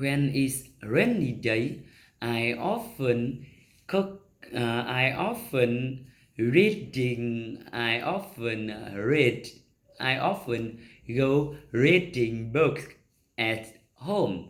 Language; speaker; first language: English; non-native, learner; Vietnamese